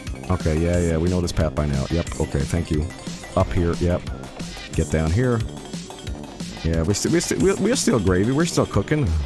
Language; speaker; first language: English; non-native, fluent; Swedish